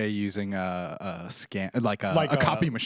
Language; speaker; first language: English; native; English